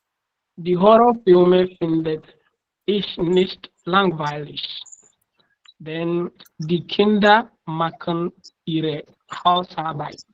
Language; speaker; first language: German; non-native, learner; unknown